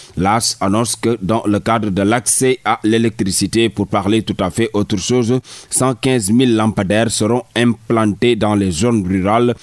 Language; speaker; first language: French; non-native, local second language; Wolof